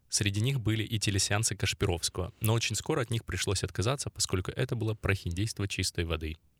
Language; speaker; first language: Russian; native; Russian